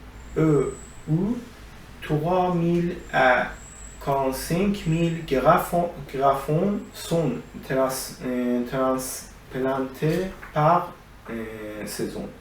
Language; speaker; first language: French; non-native, learner; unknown